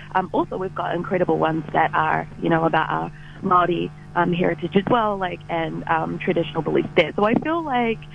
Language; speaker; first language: English; native; English